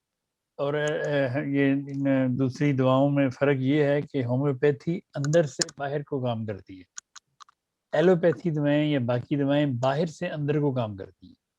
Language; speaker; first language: Urdu; native; Urdu